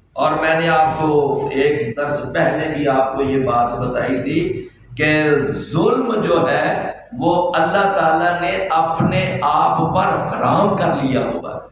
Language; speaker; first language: Urdu; non-native, local second language; Punjabi